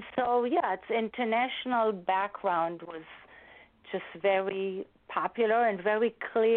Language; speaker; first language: English; non-native, fluent; Hebrew